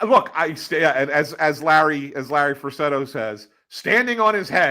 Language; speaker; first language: English; native; English